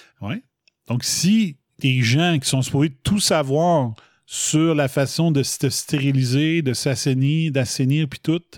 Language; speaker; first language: French; native; French